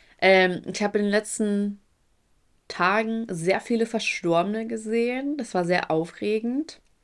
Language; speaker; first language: German; early bilingual, other home language; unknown